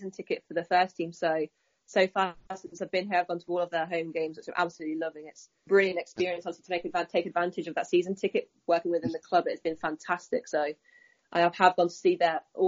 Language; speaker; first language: English; native; English